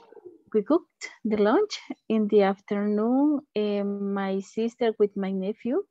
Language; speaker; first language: English; non-native, learner; Spanish